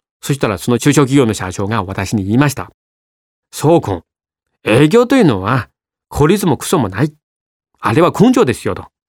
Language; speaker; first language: Japanese; non-native, fluent; Chinese